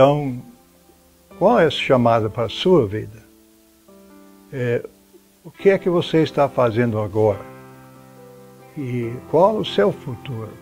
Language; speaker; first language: Portuguese; non-native, fluent; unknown